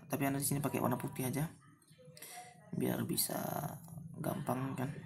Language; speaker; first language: Indonesian; native; Indonesian